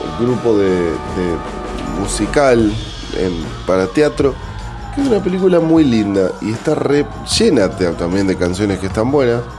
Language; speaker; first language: Spanish; native; Spanish